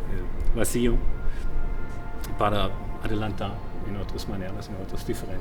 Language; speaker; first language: Spanish; non-native, fluent; German